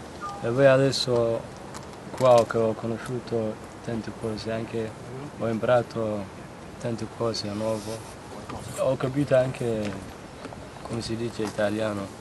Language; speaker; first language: Italian; non-native, learner; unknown